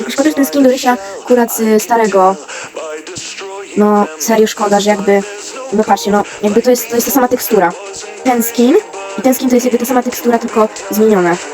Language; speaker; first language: Polish; native; Polish